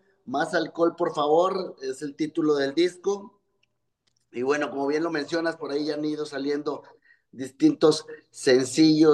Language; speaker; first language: Spanish; native; Spanish